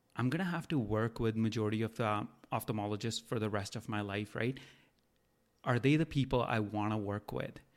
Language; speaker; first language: English; non-native, local second language; Punjabi